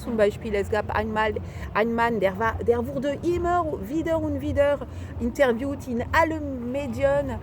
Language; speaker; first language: German; non-native, fluent; French